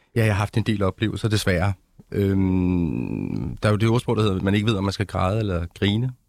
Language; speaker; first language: Danish; early bilingual, other home language; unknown